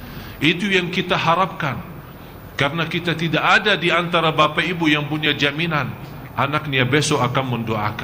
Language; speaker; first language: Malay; non-native, fluent; Arabic